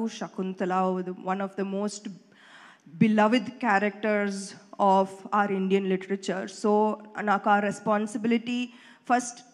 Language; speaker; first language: Telugu; non-native, fluent; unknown